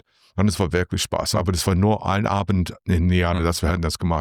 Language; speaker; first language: German; non-native, learner; English